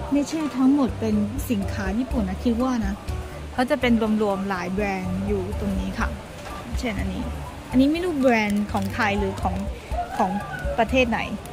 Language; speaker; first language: Thai; non-native, fluent; Chinese